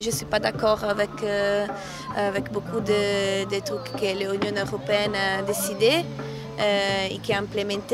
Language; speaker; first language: French; non-native, learner; Italian